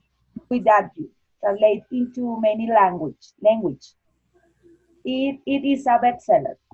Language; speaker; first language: English; non-native, learner; Spanish